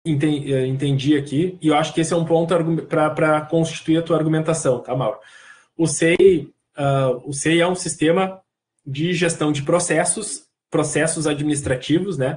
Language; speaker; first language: Portuguese; native; Portuguese